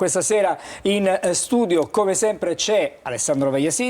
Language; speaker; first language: Italian; native; Italian